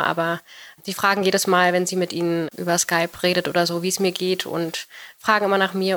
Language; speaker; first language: German; native; German